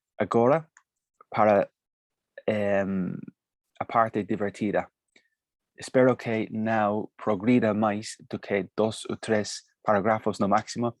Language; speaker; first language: Portuguese; non-native, fluent; Spanish